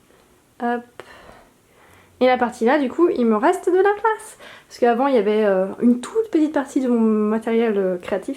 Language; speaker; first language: French; native; French